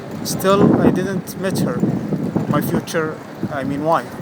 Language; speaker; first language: English; non-native, fluent; Arabic